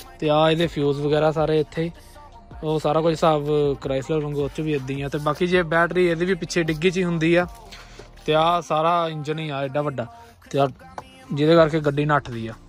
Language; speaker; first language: Punjabi; native; Punjabi